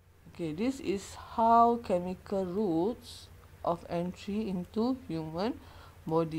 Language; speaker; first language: English; non-native, local second language; Malay